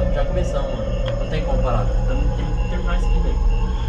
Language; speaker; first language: Portuguese; native; Portuguese